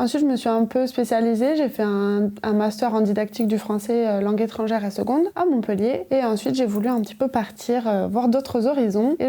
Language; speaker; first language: French; native; French